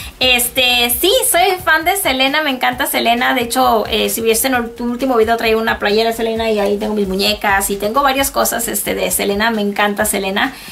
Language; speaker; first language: Spanish; native; Spanish